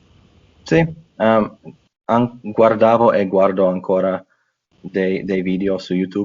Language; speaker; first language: Italian; non-native, fluent; English